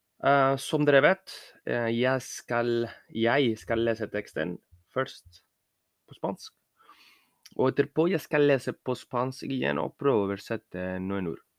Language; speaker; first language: Norwegian; non-native, learner; Spanish